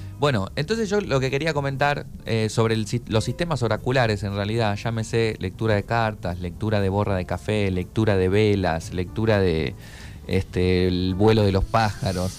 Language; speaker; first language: Spanish; native; Spanish